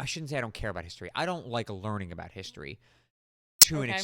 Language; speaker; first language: English; native; English